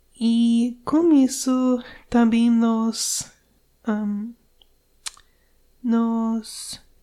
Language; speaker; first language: Portuguese; non-native, learner; English